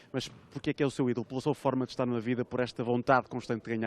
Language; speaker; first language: Portuguese; native; Portuguese